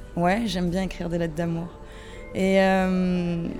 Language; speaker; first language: French; native; French